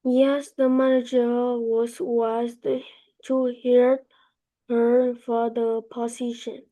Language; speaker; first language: English; non-native, learner; Vietnamese